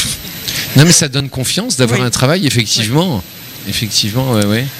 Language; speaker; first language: French; native; French